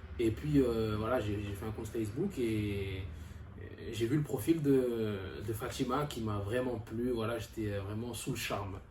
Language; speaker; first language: French; early bilingual, other home language; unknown